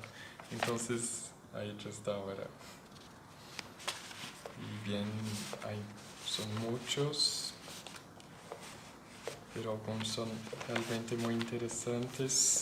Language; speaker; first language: Spanish; non-native, fluent; Portuguese